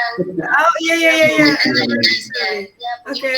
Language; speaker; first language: English; non-native, fluent; Indonesian